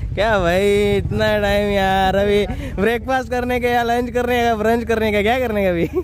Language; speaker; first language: Hindi; non-native, local second language; Marathi